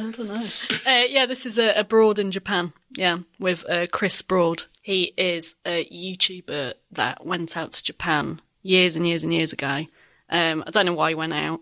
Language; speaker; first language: English; native; English